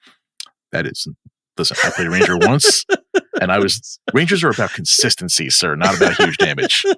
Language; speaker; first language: English; native; English